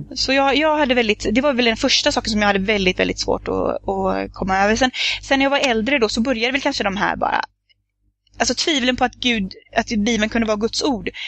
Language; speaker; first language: Swedish; native; Swedish